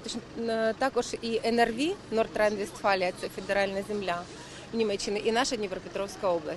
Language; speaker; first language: Ukrainian; non-native, local second language; Russian